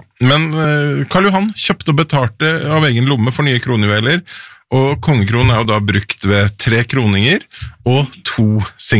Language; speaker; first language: Norwegian; native; Norwegian